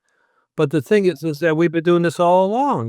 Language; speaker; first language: English; native; English